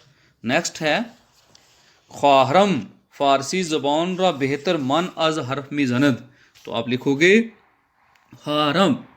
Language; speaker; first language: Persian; non-native, fluent; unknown